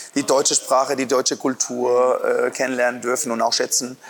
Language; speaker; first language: German; non-native, fluent; Spanish